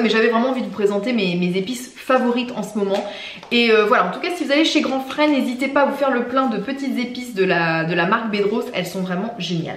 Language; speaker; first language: French; native; French